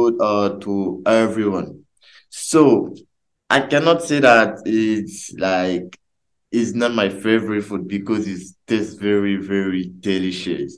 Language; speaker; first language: English; non-native, learner; French